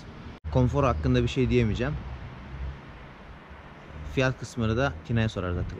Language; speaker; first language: Turkish; native; Turkish